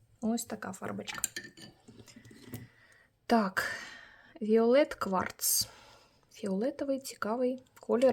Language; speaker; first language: Ukrainian; native; Ukrainian